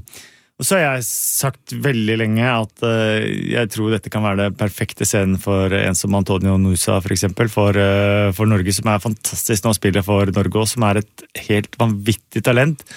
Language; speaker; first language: Norwegian; native; Norwegian